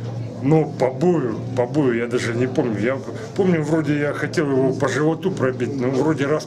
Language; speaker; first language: Russian; native; Russian